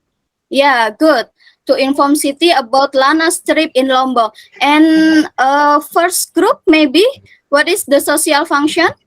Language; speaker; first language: English; non-native, fluent; Indonesian